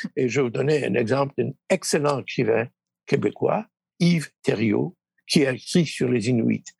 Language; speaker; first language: French; early bilingual, other home language; Polish